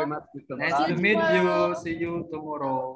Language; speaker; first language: English; non-native, learner; Indonesian